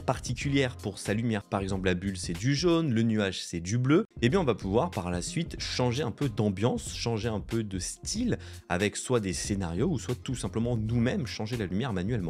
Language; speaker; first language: French; native; French